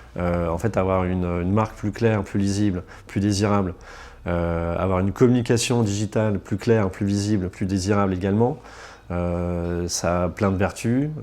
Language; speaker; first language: French; native; French